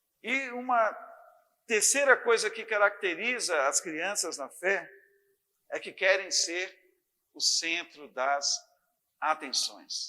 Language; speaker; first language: Portuguese; native; Portuguese